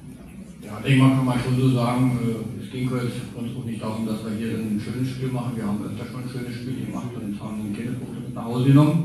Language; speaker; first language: German; native; German